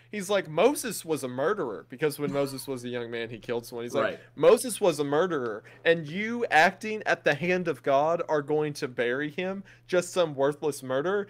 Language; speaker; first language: English; native; English